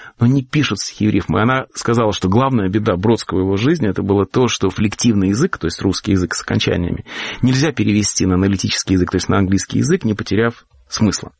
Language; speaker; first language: Russian; native; Russian